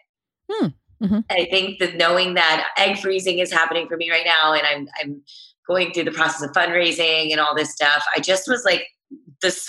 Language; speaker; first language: English; native; English